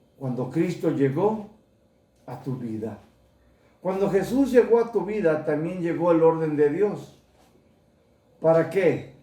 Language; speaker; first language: Spanish; early bilingual, heritage; Spanish